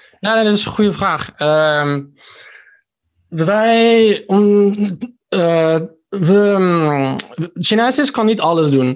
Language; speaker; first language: Dutch; early bilingual, heritage; Dutch